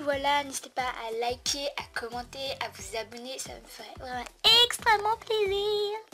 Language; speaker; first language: French; native; French